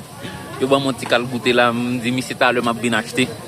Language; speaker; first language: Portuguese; non-native, learner; Haitian Creole